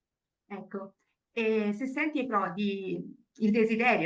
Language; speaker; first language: Italian; native; Italian